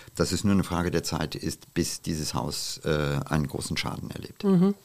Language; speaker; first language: German; non-native, fluent; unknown